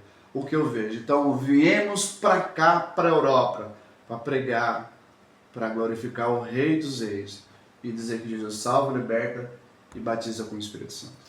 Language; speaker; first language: Portuguese; native; Portuguese